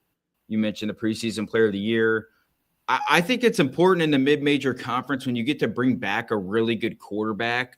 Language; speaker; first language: English; native; English